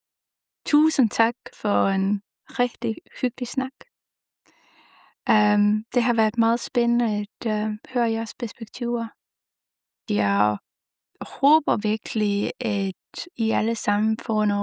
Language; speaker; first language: Danish; non-native, fluent; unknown